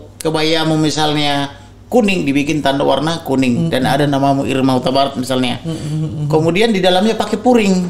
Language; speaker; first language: Indonesian; non-native, local second language; Batak Toba